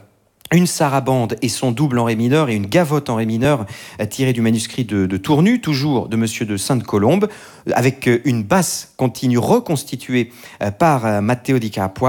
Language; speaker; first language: French; native; French